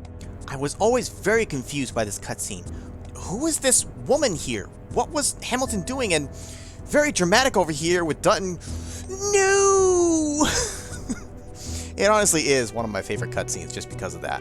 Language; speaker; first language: English; native; English